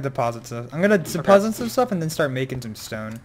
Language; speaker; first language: English; native; English